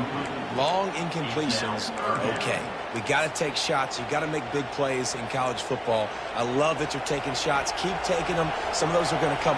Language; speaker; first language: English; native; English